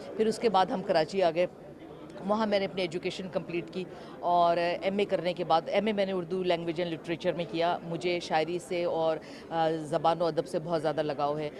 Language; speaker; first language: Urdu; native; Urdu